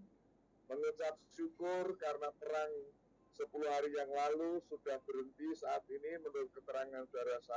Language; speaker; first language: Indonesian; native; Indonesian